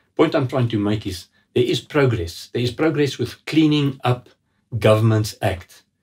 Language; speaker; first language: English; non-native, local second language; Afrikaans